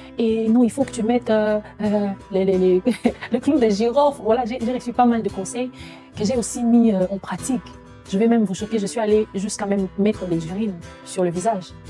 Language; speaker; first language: French; non-native, local second language; Lingala